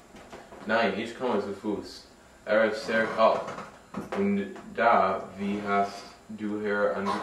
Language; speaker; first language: German; non-native, learner; English